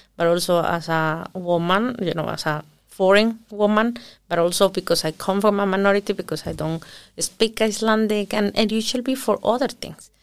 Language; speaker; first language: English; early bilingual, other home language; Spanish